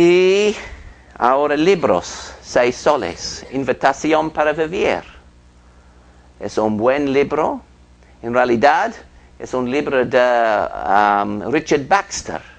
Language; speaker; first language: Spanish; non-native, fluent; English